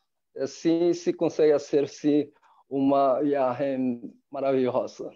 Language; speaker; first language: Spanish; non-native, fluent; Portuguese